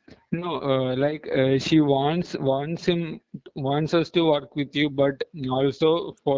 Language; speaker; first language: English; non-native, local second language; Malayalam